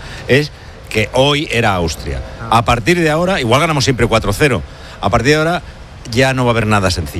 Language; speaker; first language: Spanish; native; Spanish